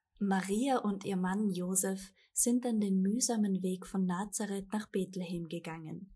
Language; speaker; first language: German; native; German